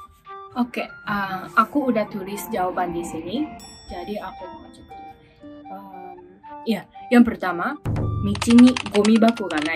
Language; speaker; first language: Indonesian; non-native, fluent; Japanese